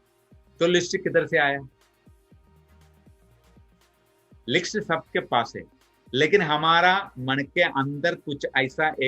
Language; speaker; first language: Hindi; non-native, local second language; Malayalam